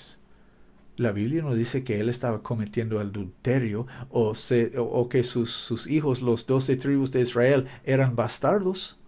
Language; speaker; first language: Spanish; non-native, learner; English